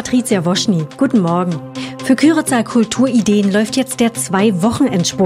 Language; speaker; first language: German; native; German